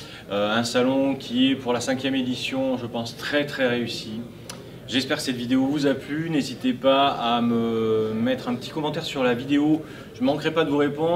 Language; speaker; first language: French; native; French